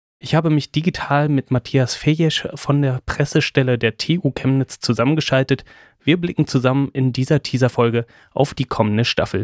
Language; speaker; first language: German; native; German